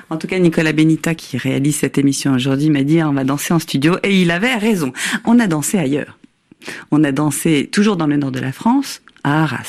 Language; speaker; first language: French; native; French